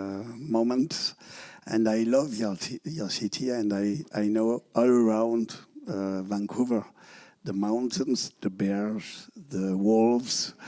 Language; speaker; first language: English; non-native, learner; French